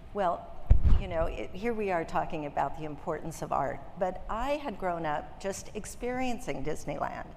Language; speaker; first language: English; native; English